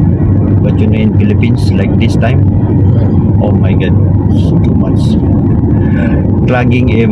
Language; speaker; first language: English; non-native, learner; Filipino